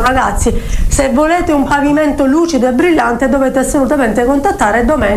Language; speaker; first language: Italian; native; Italian